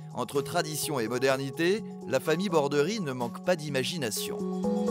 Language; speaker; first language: French; native; French